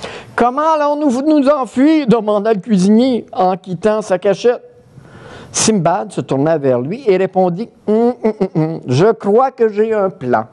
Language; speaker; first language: French; native; French